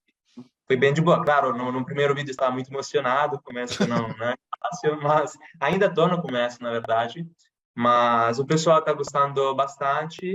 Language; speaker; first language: Portuguese; non-native, fluent; Italian